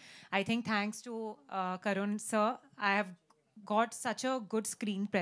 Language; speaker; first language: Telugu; non-native, learner; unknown